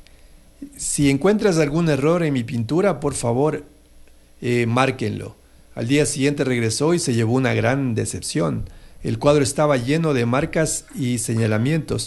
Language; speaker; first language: Spanish; native; Spanish